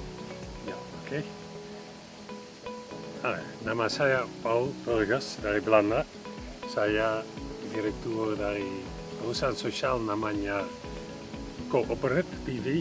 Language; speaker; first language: Indonesian; non-native, fluent; Dutch